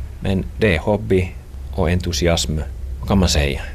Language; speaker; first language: Swedish; non-native, local second language; Finnish